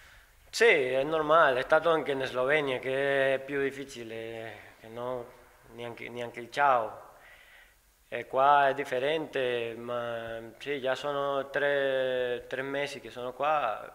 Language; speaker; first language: Italian; non-native, learner; Spanish